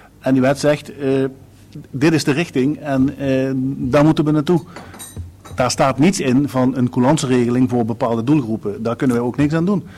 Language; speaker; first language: Dutch; native; Dutch